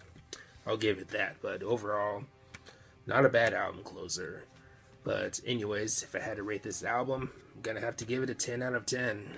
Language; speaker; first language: English; native; English